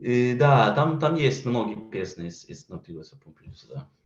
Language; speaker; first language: Russian; non-native, fluent; Swedish